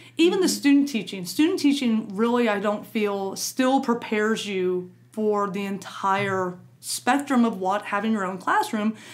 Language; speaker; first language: English; native; English